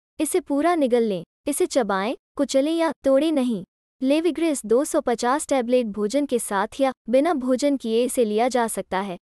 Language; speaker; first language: Hindi; native; Hindi